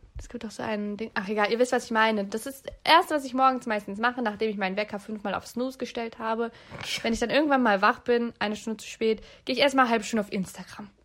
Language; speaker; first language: German; early bilingual, other home language; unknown